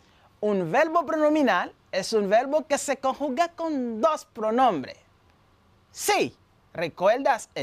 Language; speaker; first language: Spanish; non-native, fluent; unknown